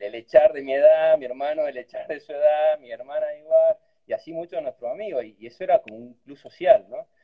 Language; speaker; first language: Spanish; native; Spanish